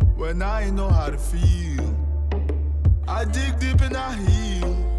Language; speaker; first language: English; non-native, local second language; Yoruba